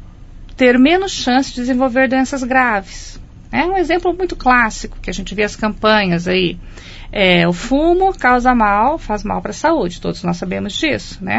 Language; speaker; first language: Portuguese; native; Portuguese